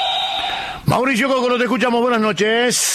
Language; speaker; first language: Spanish; native; Spanish